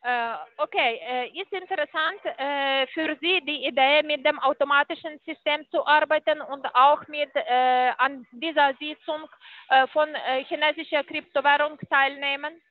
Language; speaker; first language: German; non-native, fluent; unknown